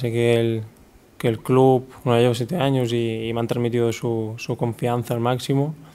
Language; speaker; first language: Spanish; non-native, local second language; Catalan